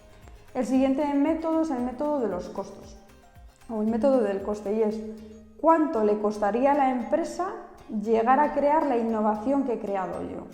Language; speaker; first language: Spanish; native; Spanish